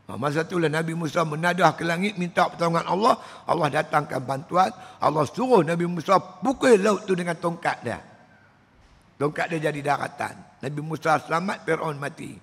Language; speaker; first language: Malay; native; Malay